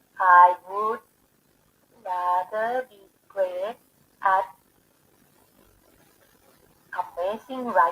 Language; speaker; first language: English; non-native, learner; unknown